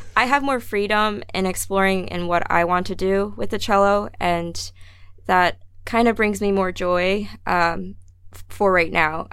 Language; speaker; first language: English; native; English